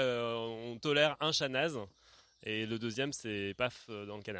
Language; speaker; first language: French; native; French